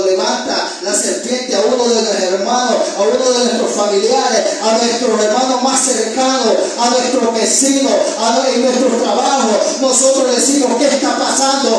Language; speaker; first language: Spanish; native; Spanish